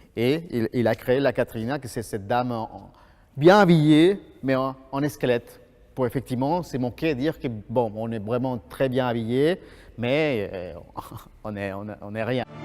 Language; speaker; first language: French; non-native, fluent; Spanish